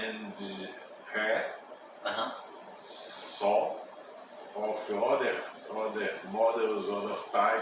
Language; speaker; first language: English; non-native, learner; Portuguese